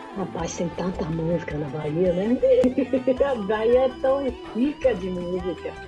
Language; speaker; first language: Portuguese; non-native, fluent; English